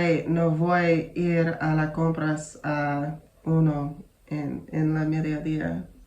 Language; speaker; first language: Spanish; non-native, learner; English